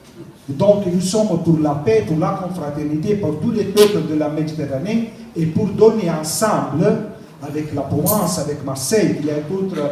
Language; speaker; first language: French; non-native, learner; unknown